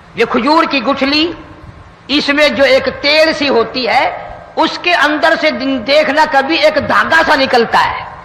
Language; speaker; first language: Urdu; non-native, local second language; Saraiki